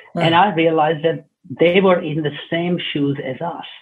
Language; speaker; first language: English; non-native, local second language; Hindi